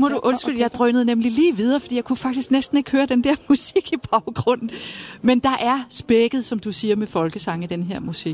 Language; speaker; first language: Danish; native; Danish